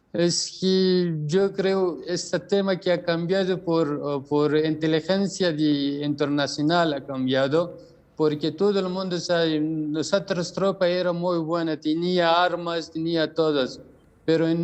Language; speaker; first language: Spanish; non-native, learner; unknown